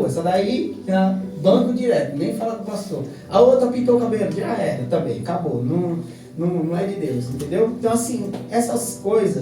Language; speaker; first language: Portuguese; native; Portuguese